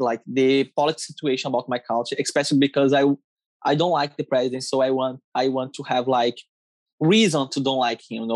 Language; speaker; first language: English; non-native, learner; Portuguese